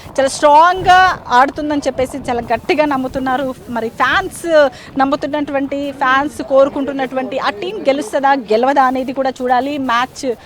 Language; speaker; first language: Telugu; native; Telugu